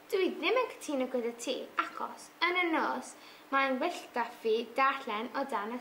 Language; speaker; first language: Welsh; non-native, learner; English